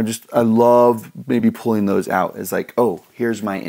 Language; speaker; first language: English; native; English